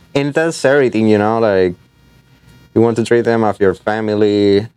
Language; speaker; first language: English; non-native, fluent; Spanish